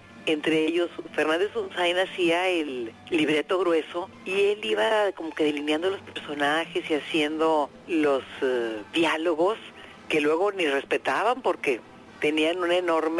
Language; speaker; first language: Spanish; native; Spanish